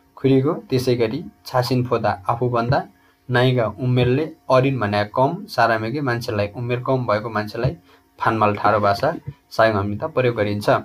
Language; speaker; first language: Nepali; native; Nepali